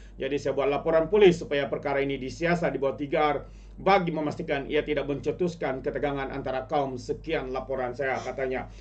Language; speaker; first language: Malay; non-native, local second language; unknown